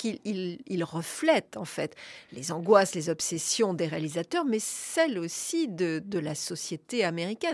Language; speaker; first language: French; native; French